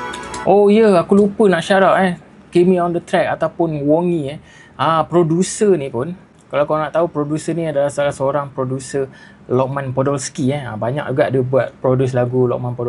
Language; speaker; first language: Malay; native; Malay